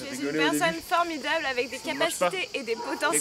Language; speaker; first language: French; native; French